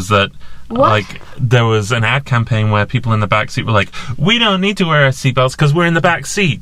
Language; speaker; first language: English; native; English